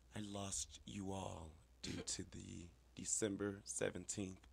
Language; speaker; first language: English; native; English